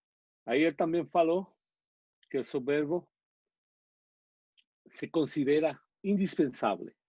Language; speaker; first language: Portuguese; non-native, learner; Spanish